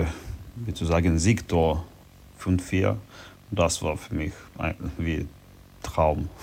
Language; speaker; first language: German; non-native, learner; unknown